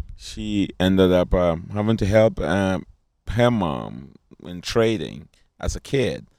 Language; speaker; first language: English; non-native, local second language; Akan